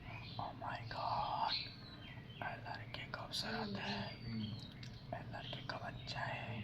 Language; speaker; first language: Hindi; non-native, learner; Bangla